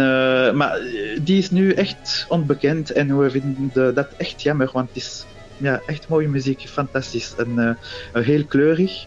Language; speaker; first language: Dutch; non-native, local second language; French